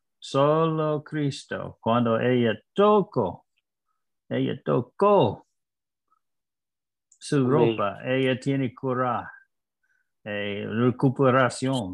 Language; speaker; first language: Spanish; non-native, learner; English